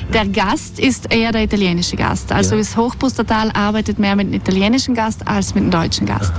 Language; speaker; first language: German; native; German